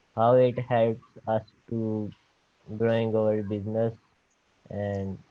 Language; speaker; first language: English; non-native, learner; Urdu